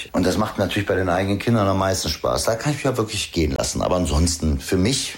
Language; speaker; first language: German; native; German